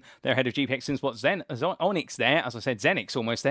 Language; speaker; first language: English; native; English